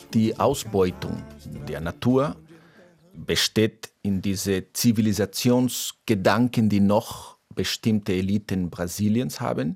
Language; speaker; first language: German; non-native, fluent; Portuguese